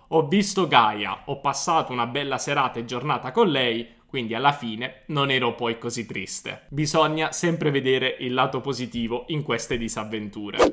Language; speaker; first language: Italian; native; Italian